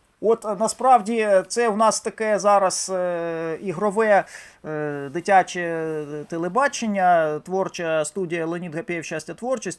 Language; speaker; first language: Ukrainian; native; Ukrainian